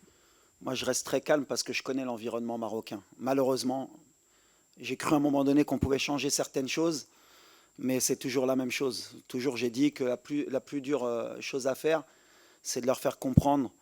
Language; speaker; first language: French; native; French